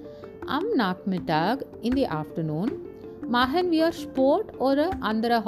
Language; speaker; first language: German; non-native, fluent; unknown